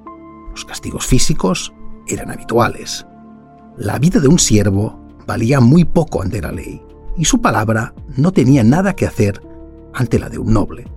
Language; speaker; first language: Spanish; native; Spanish